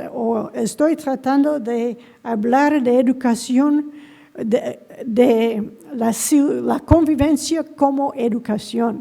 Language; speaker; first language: Spanish; non-native, fluent; English